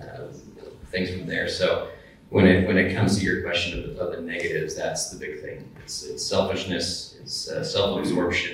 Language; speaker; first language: English; native; English